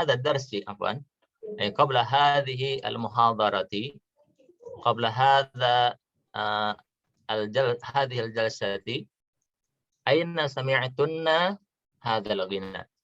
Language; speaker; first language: Arabic; non-native, fluent; Indonesian